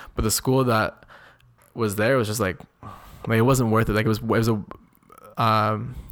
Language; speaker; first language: English; native; English